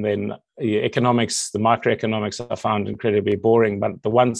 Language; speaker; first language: English; native; English